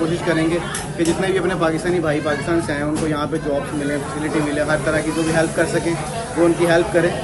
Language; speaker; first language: Urdu; non-native, local second language; Punjabi